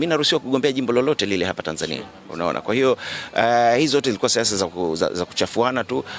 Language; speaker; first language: Swahili; native; Swahili